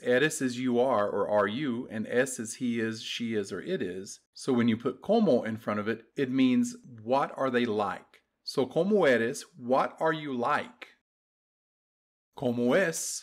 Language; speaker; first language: English; native; English